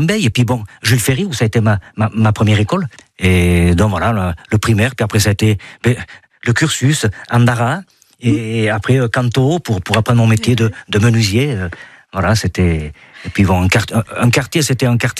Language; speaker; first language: French; native; French